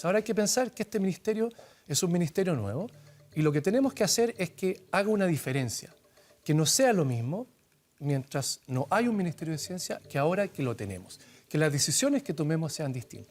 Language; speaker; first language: Spanish; native; Spanish